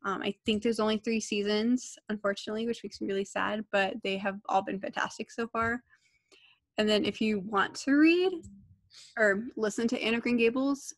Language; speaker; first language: English; native; English